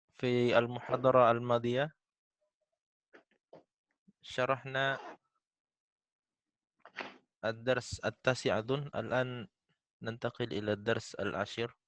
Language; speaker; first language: Arabic; non-native, fluent; Indonesian